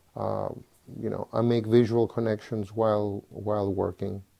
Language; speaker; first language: English; non-native, fluent; Greek